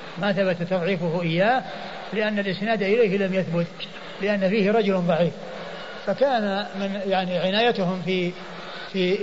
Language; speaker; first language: Arabic; native; Arabic